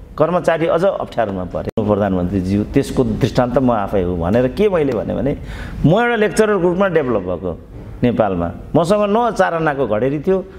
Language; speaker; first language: Nepali; native; Nepali